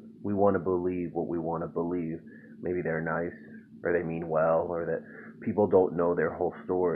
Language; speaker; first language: English; native; English